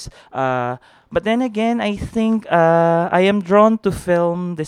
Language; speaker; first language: English; non-native, local second language; Filipino